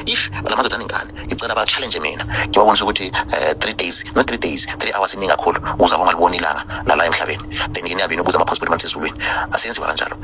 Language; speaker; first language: Zulu; non-native, fluent; Nyanja